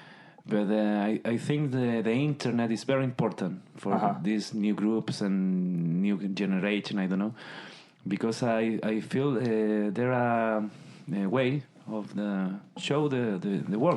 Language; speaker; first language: English; non-native, learner; Spanish